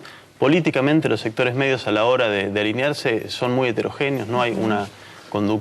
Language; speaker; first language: Spanish; native; Spanish